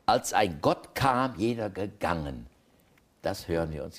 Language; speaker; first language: German; native; German